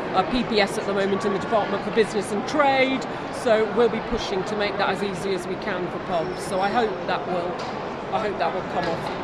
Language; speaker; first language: English; native; English